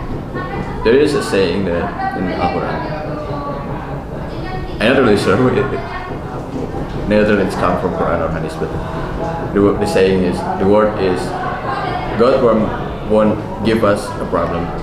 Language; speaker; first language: English; non-native, learner; Indonesian